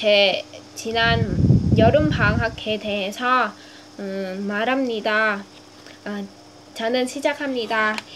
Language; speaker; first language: Korean; non-native, learner; Vietnamese